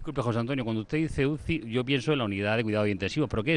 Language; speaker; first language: Spanish; native; Spanish